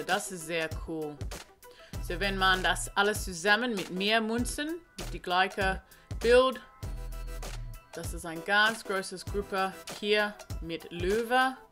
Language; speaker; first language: German; non-native, learner; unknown